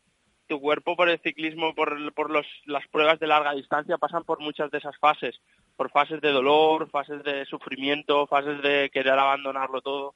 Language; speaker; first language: Spanish; native; Spanish